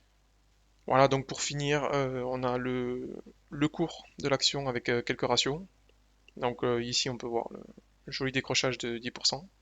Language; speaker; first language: French; native; French